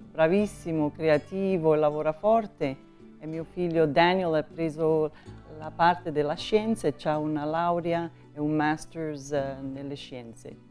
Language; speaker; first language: Italian; early bilingual, heritage; Italian